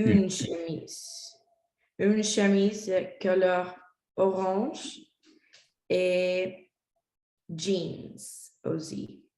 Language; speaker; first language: French; non-native, learner; Spanish